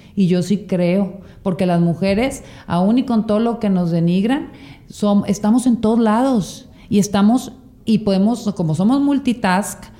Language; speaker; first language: Spanish; native; Spanish